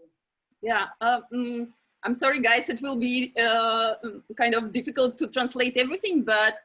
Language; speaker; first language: English; non-native, learner; Russian